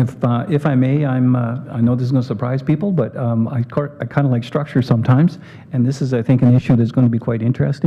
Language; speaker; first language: English; native; English